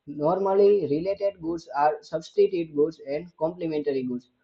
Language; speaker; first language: English; non-native, local second language; Gujarati